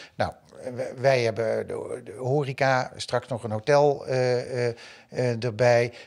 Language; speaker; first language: Dutch; native; Dutch